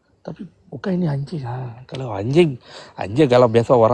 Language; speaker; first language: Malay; non-native, local second language; Tamil